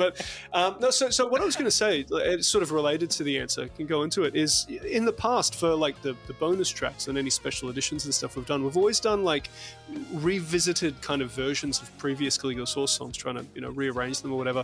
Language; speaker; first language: English; native; English